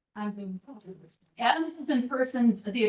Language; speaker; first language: English; native; English